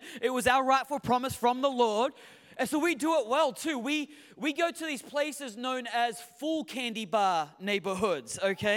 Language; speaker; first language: English; native; English